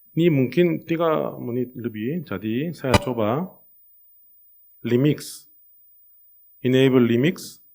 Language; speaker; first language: Indonesian; non-native, fluent; Korean